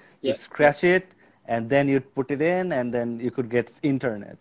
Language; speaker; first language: English; non-native, local second language; Bangla